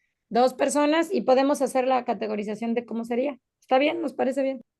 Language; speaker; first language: Spanish; native; Spanish